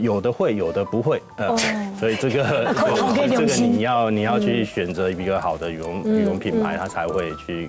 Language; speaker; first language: Chinese; native; Chinese